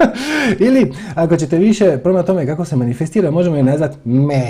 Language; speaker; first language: Croatian; native; Croatian